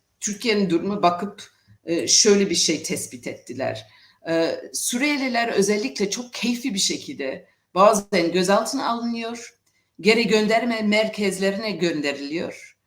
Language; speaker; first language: Turkish; non-native, fluent; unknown